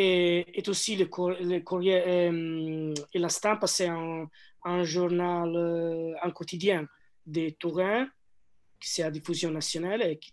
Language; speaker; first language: French; non-native, learner; Italian